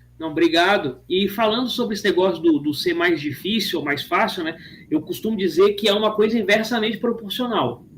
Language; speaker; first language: Portuguese; native; Portuguese